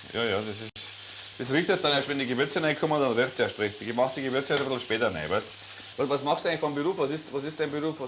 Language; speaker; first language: German; native; German